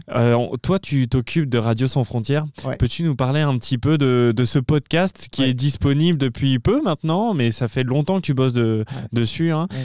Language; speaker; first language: French; native; French